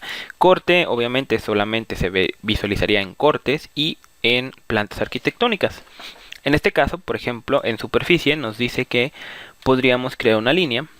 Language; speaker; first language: Spanish; native; Spanish